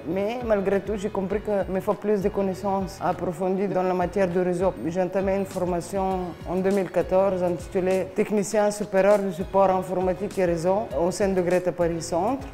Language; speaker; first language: French; non-native, fluent; Bulgarian